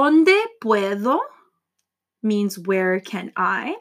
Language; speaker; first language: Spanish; non-native, fluent; English